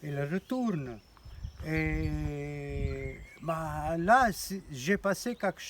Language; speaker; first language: French; non-native, learner; Italian